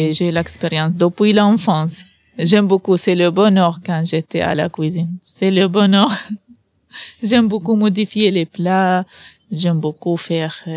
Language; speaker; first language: French; non-native, learner; Arabic